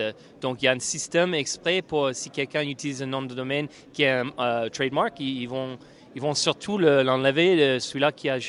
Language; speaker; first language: French; non-native, fluent; English